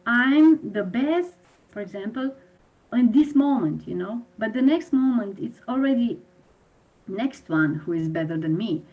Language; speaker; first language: English; non-native, fluent; Slovenian